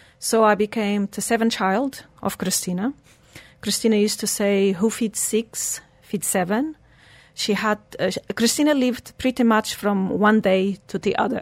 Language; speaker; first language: English; non-native, fluent; Portuguese